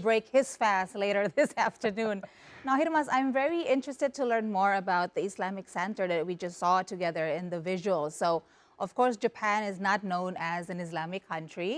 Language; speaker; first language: English; non-native, fluent; Indonesian